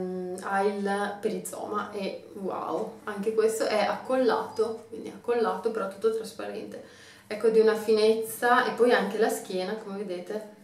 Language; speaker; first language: Italian; native; Italian